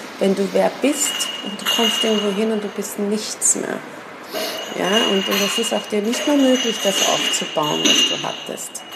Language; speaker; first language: German; early bilingual, other home language; Persian